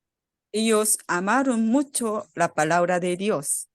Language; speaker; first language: Spanish; non-native, fluent; Korean